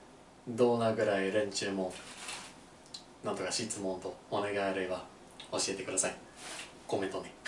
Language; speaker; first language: Japanese; non-native, learner; English